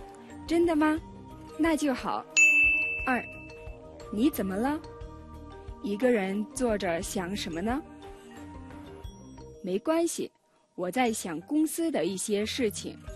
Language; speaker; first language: Chinese; non-native, fluent; Mongolian